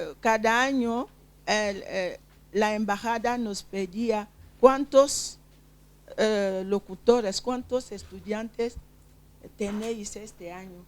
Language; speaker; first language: Spanish; non-native, fluent; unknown